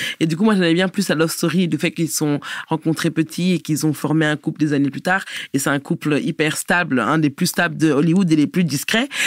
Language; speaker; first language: French; native; French